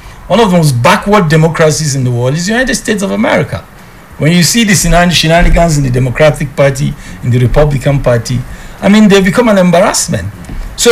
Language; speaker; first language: English; non-native, local second language; Hausa